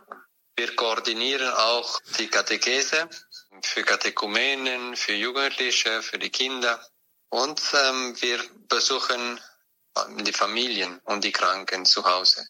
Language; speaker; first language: German; non-native, fluent; French